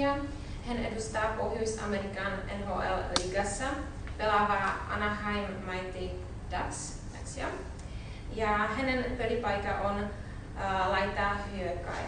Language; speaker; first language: Finnish; non-native, learner; Czech